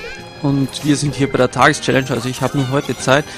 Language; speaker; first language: German; native; German